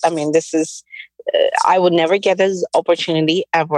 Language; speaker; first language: English; non-native, local second language; Cebuano